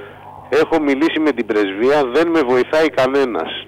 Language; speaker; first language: Greek; non-native, fluent; Bulgarian